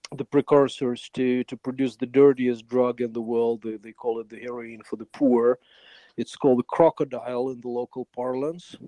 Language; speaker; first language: English; non-native, fluent; Ukrainian